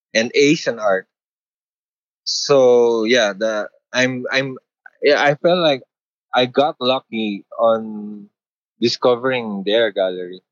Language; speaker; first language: English; non-native, local second language; Filipino